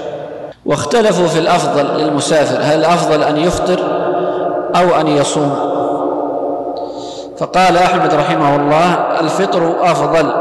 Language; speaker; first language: Arabic; native; Arabic